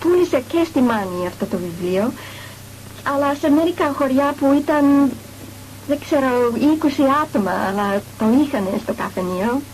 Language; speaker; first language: Greek; non-native, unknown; English